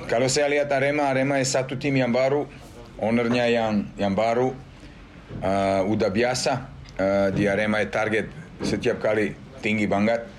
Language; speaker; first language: Indonesian; non-native, fluent; Serbian